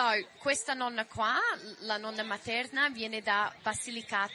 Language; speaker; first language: Italian; early bilingual, heritage; English